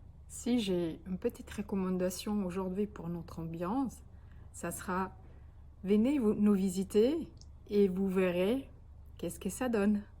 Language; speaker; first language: French; non-native, fluent; Slovenian